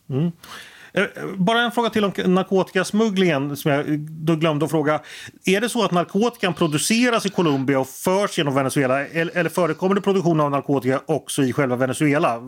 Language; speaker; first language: Swedish; native; Swedish